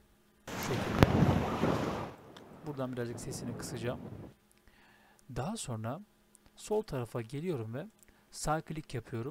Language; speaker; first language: Turkish; native; Turkish